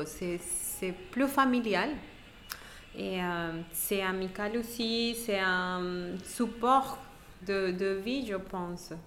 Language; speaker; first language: French; non-native, fluent; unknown